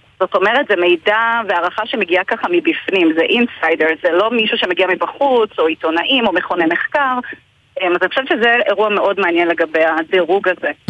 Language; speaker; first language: Hebrew; native; Hebrew